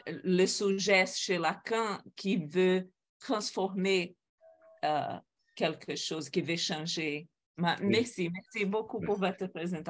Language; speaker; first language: French; non-native, fluent; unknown